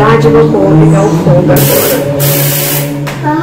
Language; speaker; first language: Portuguese; native; Portuguese